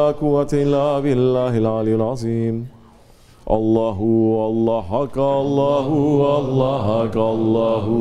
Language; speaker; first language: Arabic; non-native, fluent; Turkish